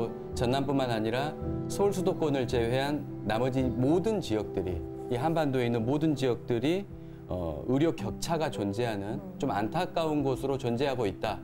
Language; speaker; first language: Korean; native; Korean